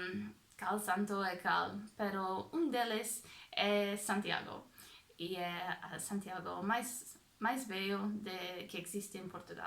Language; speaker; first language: Portuguese; non-native, fluent; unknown